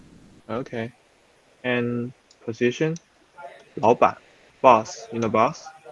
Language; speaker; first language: English; non-native, fluent; Chinese